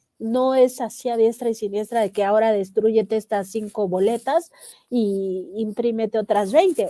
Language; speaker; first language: Spanish; native; Spanish